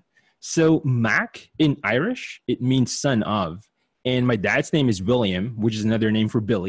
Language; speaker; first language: English; non-native, local second language; Filipino